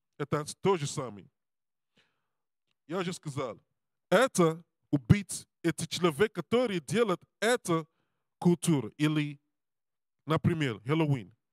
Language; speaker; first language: Russian; non-native, learner; Serbian